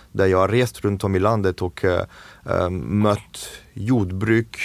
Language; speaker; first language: Swedish; non-native, fluent; French